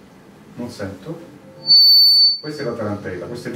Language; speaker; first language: Italian; native; Italian